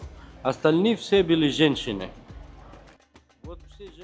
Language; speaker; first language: Russian; non-native, fluent; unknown